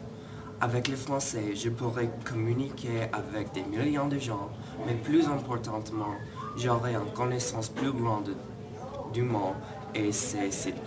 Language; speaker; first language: French; non-native, learner; English